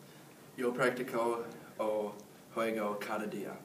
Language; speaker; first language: Spanish; non-native, learner; English